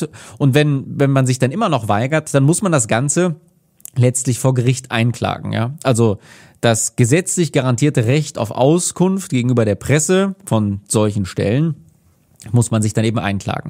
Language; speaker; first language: German; native; German